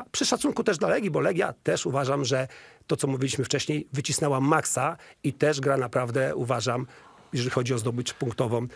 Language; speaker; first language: Polish; native; Polish